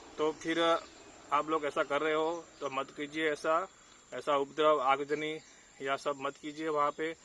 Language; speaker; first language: Hindi; non-native, local second language; Gujarati